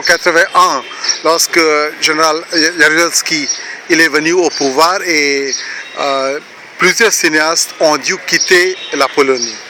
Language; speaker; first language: French; non-native, fluent; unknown